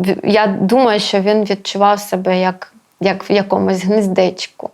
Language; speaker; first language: Ukrainian; non-native, local second language; Russian